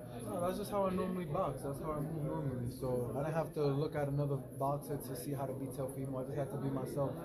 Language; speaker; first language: English; early bilingual, other home language; Spanish